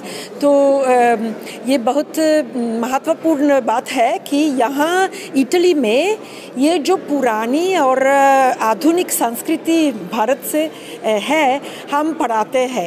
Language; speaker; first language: Hindi; non-native, fluent; Italian